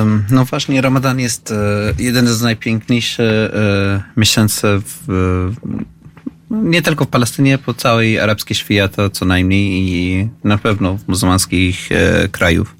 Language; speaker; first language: Polish; non-native, fluent; Arabic